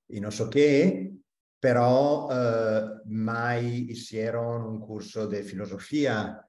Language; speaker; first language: Spanish; non-native, fluent; Italian